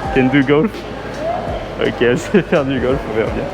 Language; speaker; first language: French; native; French